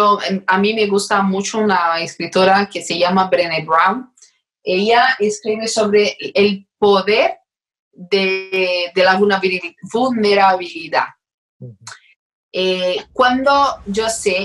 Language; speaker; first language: Spanish; non-native, fluent; Portuguese